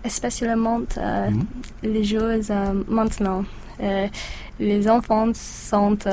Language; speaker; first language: French; non-native, learner; English